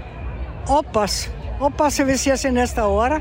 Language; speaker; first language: Swedish; non-native, fluent; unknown